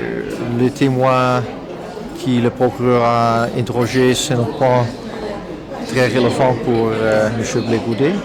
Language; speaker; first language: French; non-native, learner; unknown